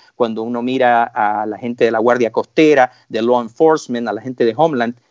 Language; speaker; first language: Spanish; native; Spanish